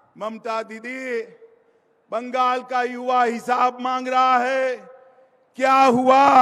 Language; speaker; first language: Hindi; non-native, local second language; Gujarati